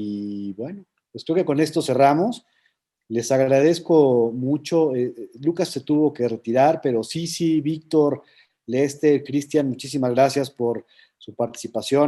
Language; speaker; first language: Spanish; native; Spanish